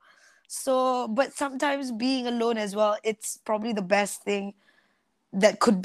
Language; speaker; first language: English; non-native, local second language; Malay